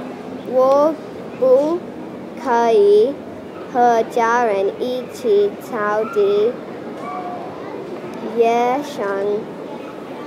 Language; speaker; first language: Chinese; non-native, learner; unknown